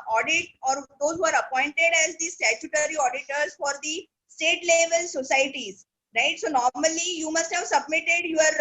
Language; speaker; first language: English; non-native, local second language; Marathi